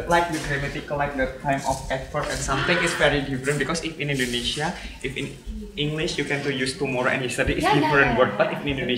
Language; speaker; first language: English; non-native, learner; Indonesian